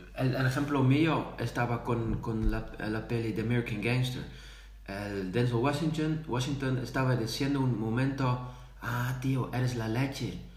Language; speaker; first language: Spanish; non-native, fluent; Dutch